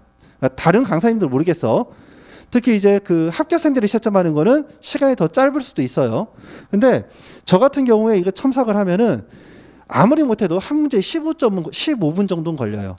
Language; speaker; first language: Korean; native; Korean